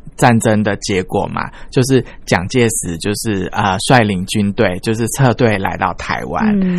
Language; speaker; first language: Chinese; early bilingual, heritage; Chinese